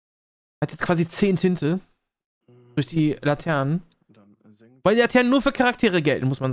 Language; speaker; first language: German; native; German